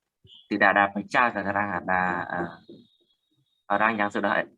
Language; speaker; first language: Indonesian; non-native, learner; Khmer